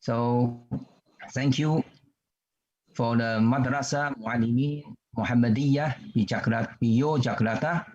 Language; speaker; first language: English; non-native, learner; Chinese